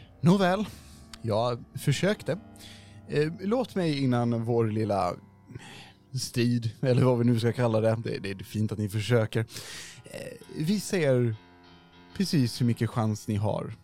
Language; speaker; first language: Swedish; native; Swedish